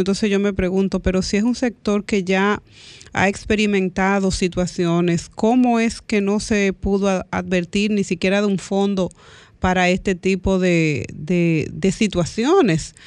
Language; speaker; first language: Spanish; native; Spanish